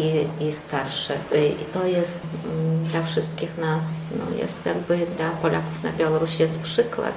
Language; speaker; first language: Polish; early bilingual, heritage; Polish